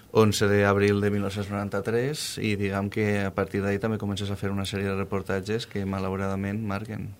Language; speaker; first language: Catalan; native; Catalan